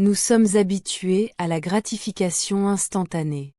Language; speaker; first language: French; non-native, fluent; Portuguese